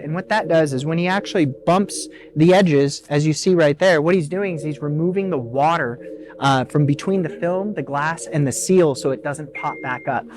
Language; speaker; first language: English; native; English